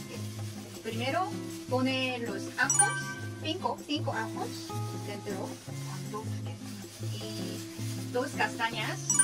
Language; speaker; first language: Spanish; non-native, fluent; Korean